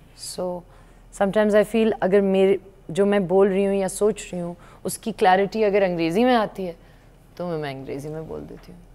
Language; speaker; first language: Urdu; native; Urdu